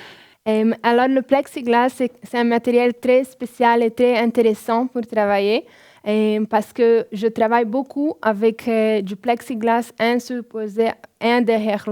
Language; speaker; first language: French; non-native, fluent; Portuguese